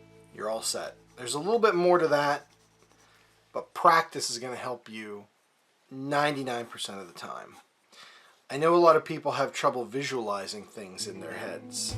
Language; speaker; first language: English; native; English